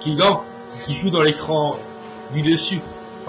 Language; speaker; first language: French; native; French